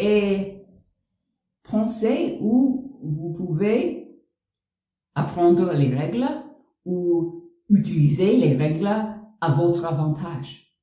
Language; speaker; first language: French; non-native, learner; English